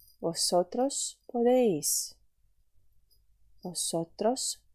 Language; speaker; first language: Spanish; non-native, fluent; Ukrainian